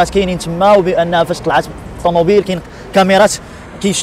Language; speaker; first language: Arabic; native; Arabic